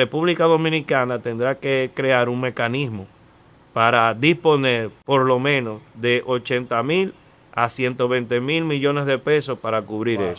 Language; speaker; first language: Spanish; native; Spanish